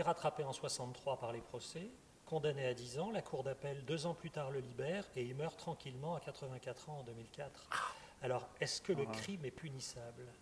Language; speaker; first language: French; native; French